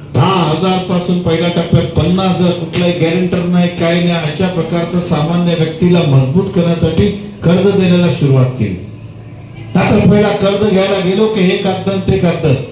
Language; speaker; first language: Marathi; non-native, local second language; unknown